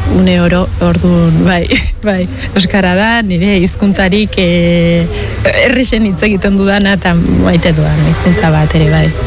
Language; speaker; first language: Basque; early bilingual, other home language; Sidamo